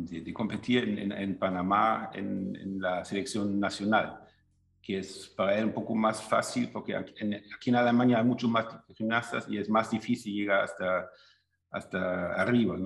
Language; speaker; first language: Spanish; non-native, fluent; German